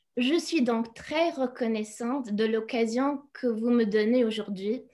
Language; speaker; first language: French; non-native, fluent; English